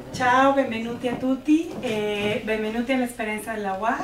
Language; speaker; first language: Italian; non-native, fluent; Spanish